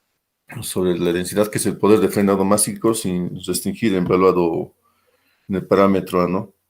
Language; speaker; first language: Spanish; native; Spanish